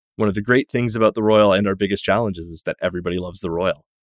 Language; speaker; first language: English; native; English